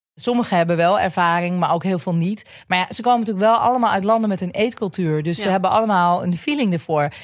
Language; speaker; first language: Dutch; native; Dutch